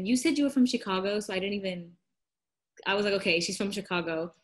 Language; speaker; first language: English; native; English